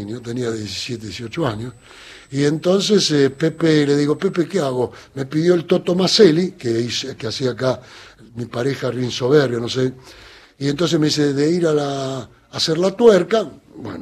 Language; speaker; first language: Spanish; native; Spanish